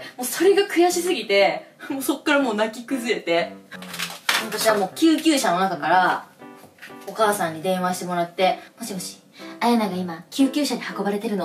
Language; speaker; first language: Japanese; native; Japanese